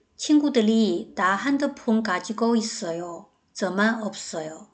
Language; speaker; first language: Korean; non-native, fluent; Chinese